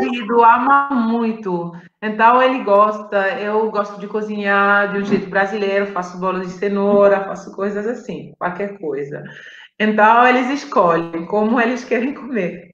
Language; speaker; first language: Portuguese; non-native, fluent; Italian